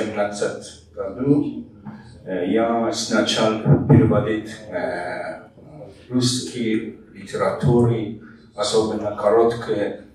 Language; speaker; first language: Russian; non-native, learner; Persian